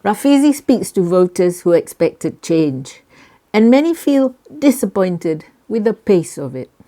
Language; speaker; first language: English; non-native, local second language; Malay